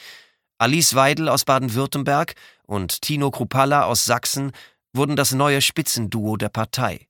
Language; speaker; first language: German; native; German